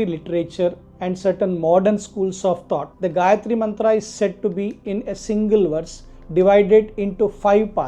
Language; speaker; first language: English; non-native, local second language; Telugu